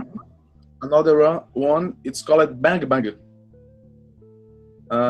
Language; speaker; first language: English; non-native, learner; Portuguese